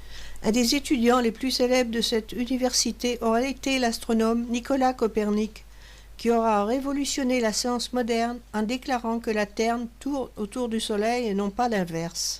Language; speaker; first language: French; native; French